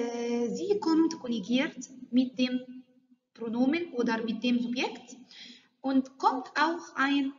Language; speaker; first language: German; non-native, learner; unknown